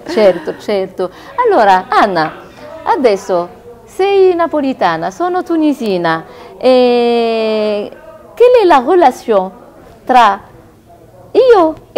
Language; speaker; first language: Italian; non-native, learner; Arabic